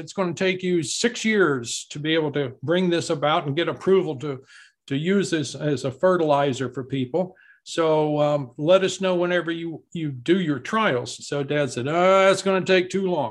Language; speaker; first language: English; native; English